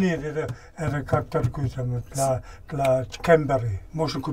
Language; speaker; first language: Russian; non-native, learner; German